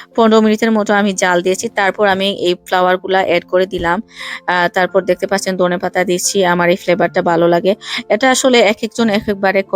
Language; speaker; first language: Bangla; non-native, local second language; Sylheti